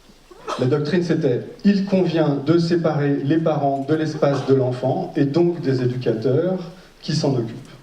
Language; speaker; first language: French; native; French